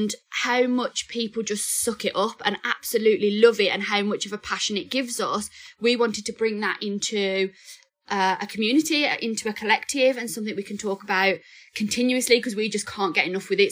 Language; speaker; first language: English; native; English